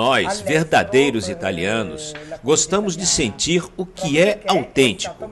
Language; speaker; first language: Portuguese; non-native, fluent; Italian